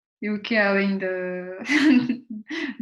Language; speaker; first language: Portuguese; non-native, fluent; Russian